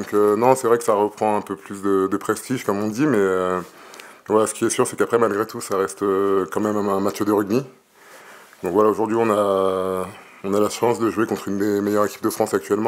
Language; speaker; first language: French; native; French